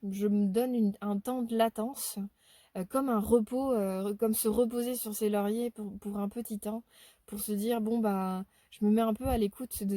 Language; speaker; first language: French; native; French